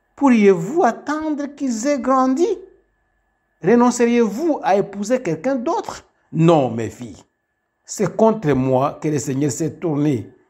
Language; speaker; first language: French; non-native, local second language; Kinyarwanda